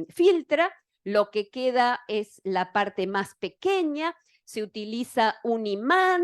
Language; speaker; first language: Spanish; native; Spanish